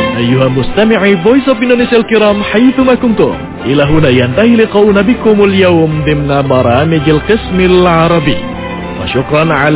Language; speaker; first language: Arabic; non-native, fluent; Indonesian